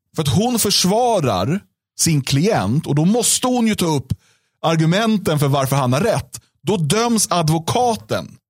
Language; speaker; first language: Swedish; native; Swedish